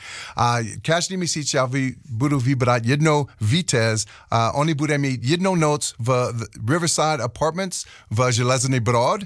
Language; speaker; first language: Czech; non-native, learner; English